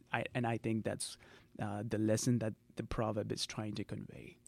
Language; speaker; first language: English; non-native, local second language; Shona